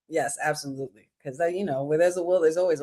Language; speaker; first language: English; native; English